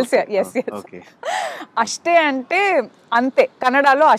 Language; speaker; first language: Telugu; non-native, local second language; Kannada